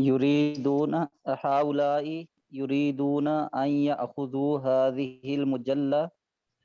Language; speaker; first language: Arabic; non-native, learner; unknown